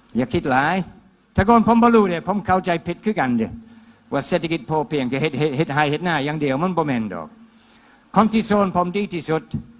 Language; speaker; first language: Thai; non-native, fluent; English